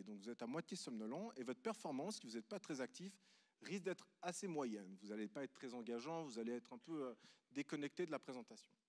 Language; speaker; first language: French; native; French